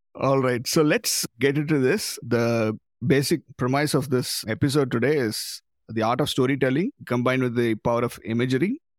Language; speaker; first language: English; non-native, local second language; Tamil